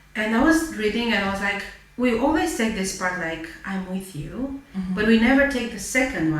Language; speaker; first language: English; non-native, fluent; Romanian